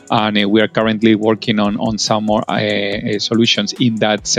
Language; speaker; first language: English; non-native, fluent; Spanish